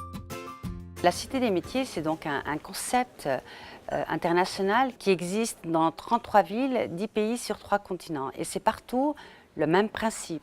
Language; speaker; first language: French; native; French